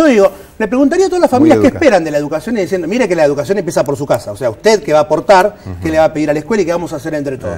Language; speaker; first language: Spanish; native; Spanish